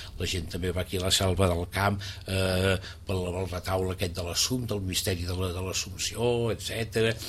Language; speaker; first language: Catalan; native; Catalan